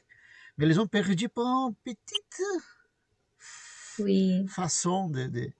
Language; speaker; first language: French; non-native, learner; Portuguese